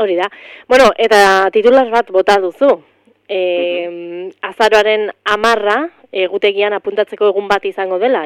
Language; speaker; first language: Basque; native; Basque